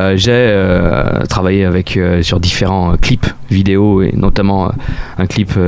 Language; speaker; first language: French; native; French